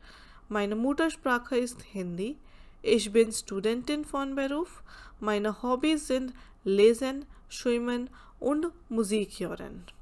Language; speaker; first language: German; non-native, fluent; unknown